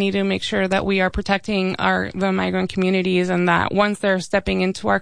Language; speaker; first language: English; early bilingual, other home language; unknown